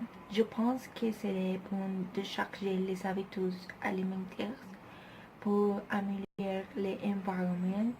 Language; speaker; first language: French; non-native, learner; Spanish